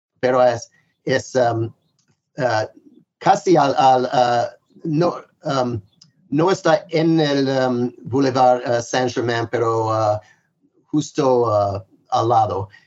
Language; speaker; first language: Spanish; non-native, fluent; English